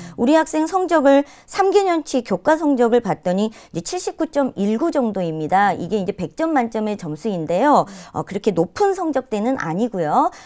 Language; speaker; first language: Korean; native; Korean